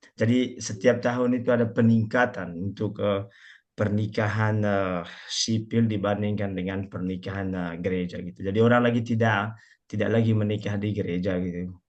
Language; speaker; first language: Indonesian; non-native, local second language; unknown